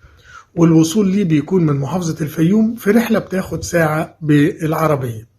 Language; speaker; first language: Arabic; native; Arabic